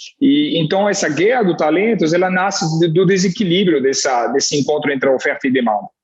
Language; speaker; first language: Portuguese; non-native, fluent; French